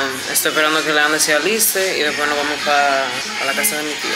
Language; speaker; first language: Spanish; early bilingual, heritage; Spanish